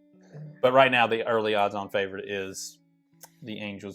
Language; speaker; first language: English; native; English